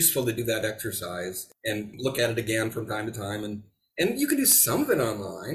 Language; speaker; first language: English; native; English